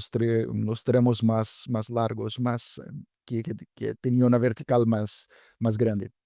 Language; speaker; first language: Spanish; non-native, fluent; Portuguese